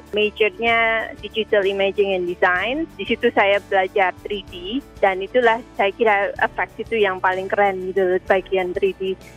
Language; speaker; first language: Indonesian; native; Indonesian